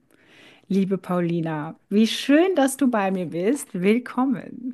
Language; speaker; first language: German; native; German